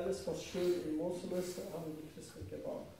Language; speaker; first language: German; non-native, fluent; Arabic